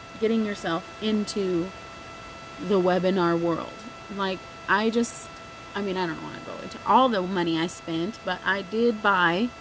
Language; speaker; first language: English; native; English